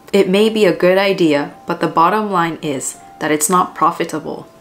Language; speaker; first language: English; early bilingual, other home language; Japanese